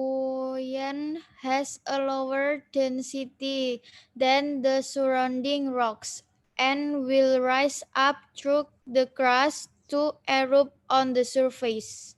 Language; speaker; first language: English; non-native, learner; Indonesian